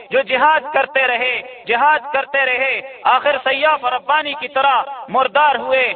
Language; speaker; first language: Urdu; non-native, local second language; Pashto